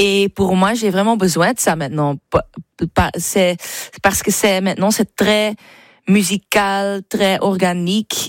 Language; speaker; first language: French; non-native, fluent; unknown